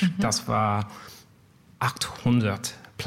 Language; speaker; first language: German; non-native, learner; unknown